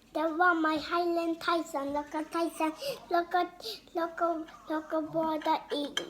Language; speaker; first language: Thai; early bilingual, heritage; Thai